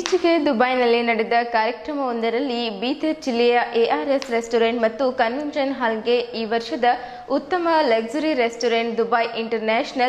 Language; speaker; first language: Kannada; native; Kannada